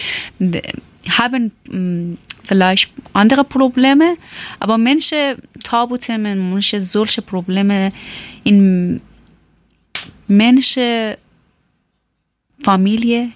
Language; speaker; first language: German; non-native, learner; Persian